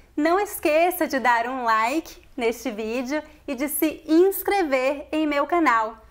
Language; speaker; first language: Portuguese; native; Portuguese